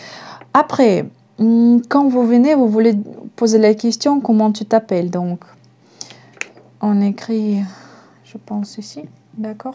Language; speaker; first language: French; non-native, fluent; Russian